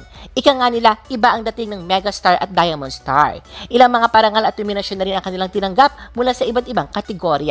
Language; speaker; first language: Filipino; native; Filipino